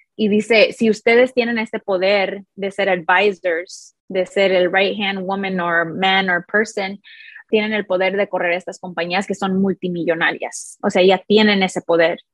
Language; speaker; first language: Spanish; early bilingual, heritage; Spanish